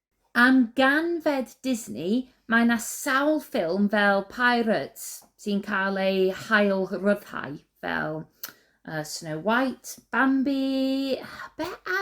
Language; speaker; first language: Welsh; non-native, learner; English